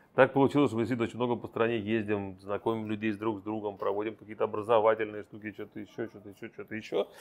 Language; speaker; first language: Russian; native; Russian